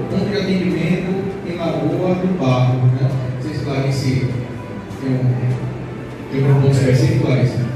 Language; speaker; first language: Portuguese; native; Portuguese